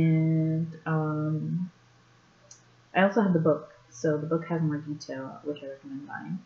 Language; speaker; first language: English; native; English